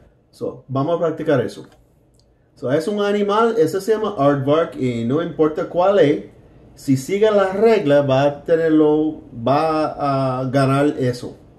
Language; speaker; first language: Spanish; non-native, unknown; English